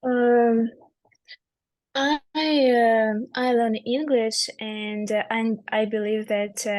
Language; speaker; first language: English; non-native, learner; Russian